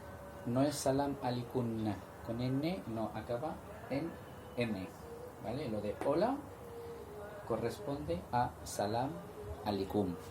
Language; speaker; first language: Spanish; non-native, fluent; Arabic